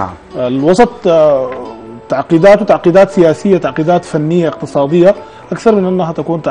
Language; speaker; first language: Arabic; native; Arabic